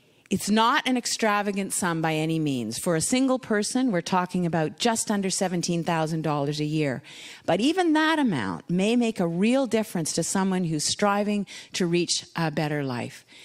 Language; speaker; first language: English; native; English